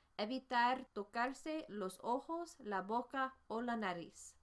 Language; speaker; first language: Spanish; non-native, fluent; English